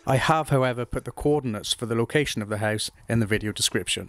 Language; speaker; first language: English; native; English